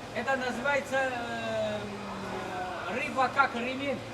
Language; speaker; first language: Russian; non-native, learner; Chinese